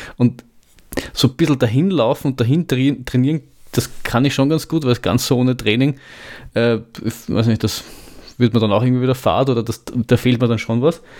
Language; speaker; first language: German; native; German